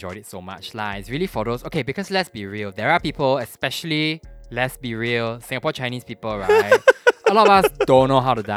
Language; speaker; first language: English; native; English